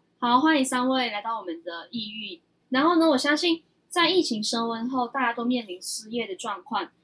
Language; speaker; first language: Chinese; early bilingual, heritage; Chinese